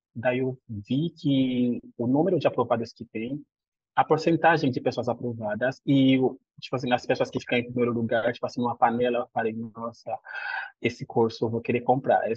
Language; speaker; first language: Portuguese; non-native, fluent; Haitian Creole